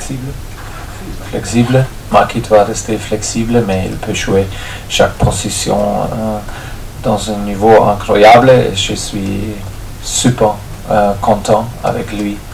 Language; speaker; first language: French; non-native, fluent; German